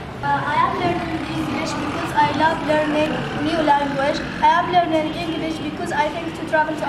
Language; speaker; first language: English; non-native, learner; Arabic